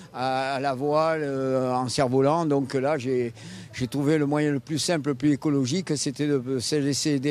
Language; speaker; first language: French; native; French